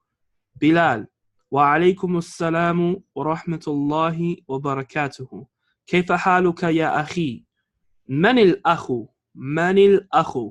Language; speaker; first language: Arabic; non-native, fluent; English